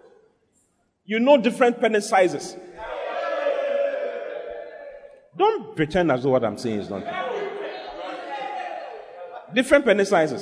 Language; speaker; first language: English; non-native, local second language; Akan